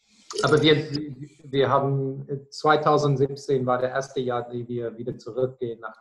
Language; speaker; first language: German; non-native, fluent; Afrikaans